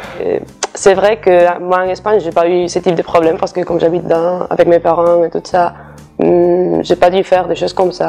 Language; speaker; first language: French; non-native, fluent; Spanish